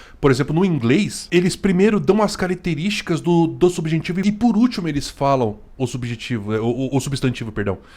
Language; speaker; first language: Portuguese; native; Portuguese